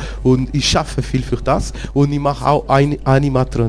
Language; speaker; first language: German; non-native, local second language; French